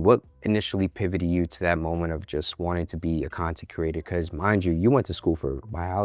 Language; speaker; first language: English; native; English